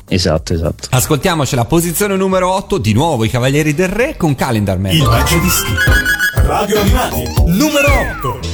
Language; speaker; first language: Italian; native; Italian